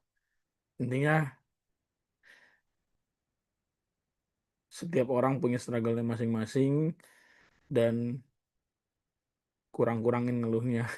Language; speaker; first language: Indonesian; native; Indonesian